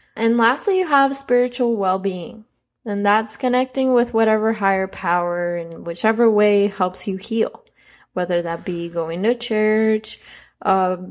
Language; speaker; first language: English; early bilingual, other home language; Spanish